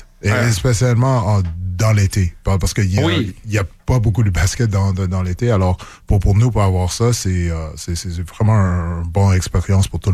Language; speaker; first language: French; non-native, local second language; English